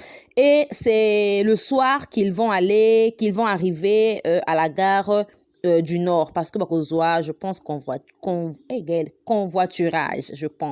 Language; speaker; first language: French; non-native, local second language; Lingala